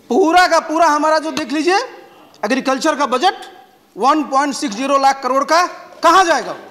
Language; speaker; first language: Hindi; native; Hindi